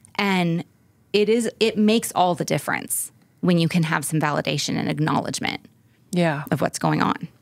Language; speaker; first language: English; native; English